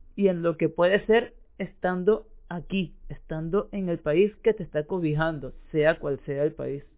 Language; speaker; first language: Spanish; native; Spanish